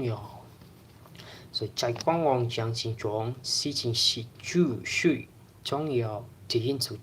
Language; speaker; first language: Chinese; non-native, learner; Indonesian